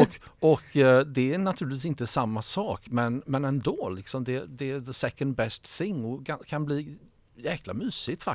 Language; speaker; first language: Swedish; native; Swedish